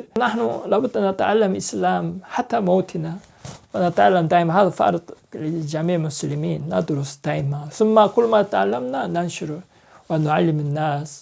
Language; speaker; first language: Arabic; non-native, learner; Korean